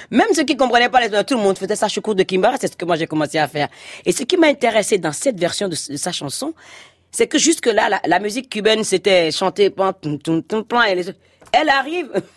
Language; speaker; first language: French; non-native, local second language; Fon